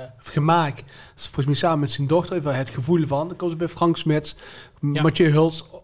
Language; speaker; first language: Dutch; native; Dutch